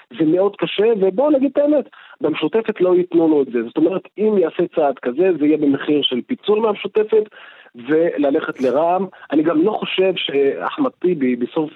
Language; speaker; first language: Hebrew; non-native, local second language; Arabic